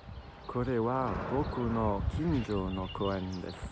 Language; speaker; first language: Japanese; non-native, learner; Italian